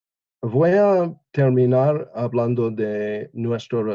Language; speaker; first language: Spanish; non-native, learner; English